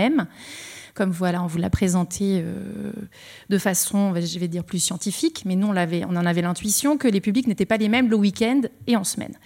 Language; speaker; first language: French; native; French